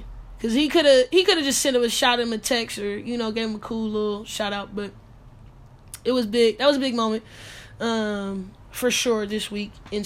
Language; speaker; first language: English; native; English